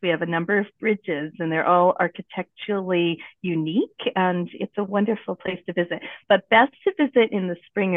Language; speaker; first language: English; native; English